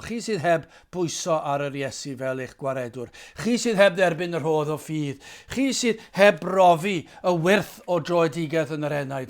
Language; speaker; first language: Welsh; native; Welsh